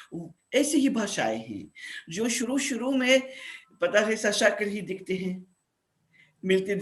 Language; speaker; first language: Hindi; non-native, fluent; Russian